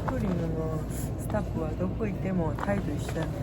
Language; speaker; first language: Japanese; non-native, fluent; Korean